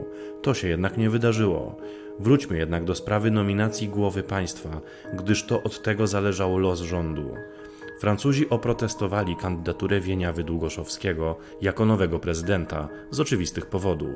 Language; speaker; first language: Polish; native; Polish